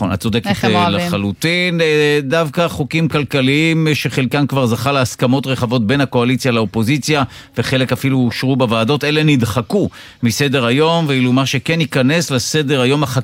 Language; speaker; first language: Hebrew; native; Hebrew